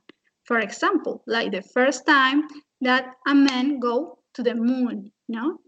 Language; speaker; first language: English; non-native, fluent; Spanish